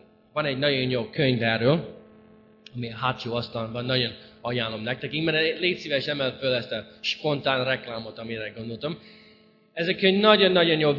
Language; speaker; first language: Hungarian; non-native, fluent; English